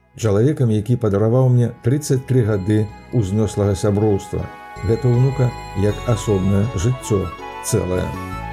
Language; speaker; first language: Belarusian; native; Belarusian